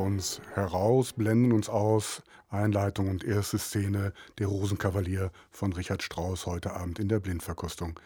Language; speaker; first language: German; native; German